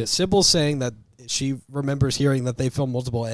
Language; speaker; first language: English; native; English